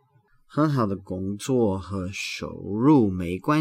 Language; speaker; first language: Chinese; non-native, learner; English